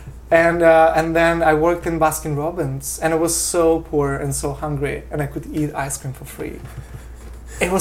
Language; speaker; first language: English; non-native, fluent; Russian